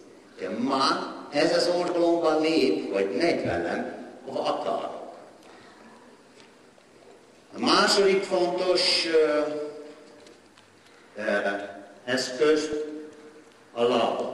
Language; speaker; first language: Hungarian; non-native, learner; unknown